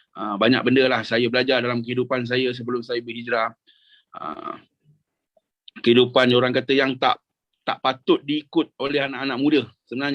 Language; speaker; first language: Indonesian; non-native, local second language; Malay